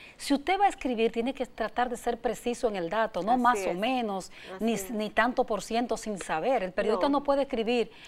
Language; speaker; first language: Spanish; native; Spanish